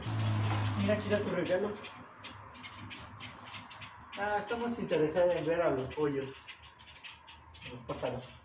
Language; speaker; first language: Spanish; native; Spanish